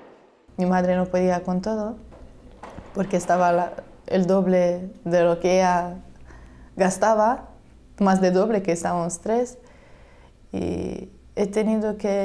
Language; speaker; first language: Spanish; non-native, fluent; Romanian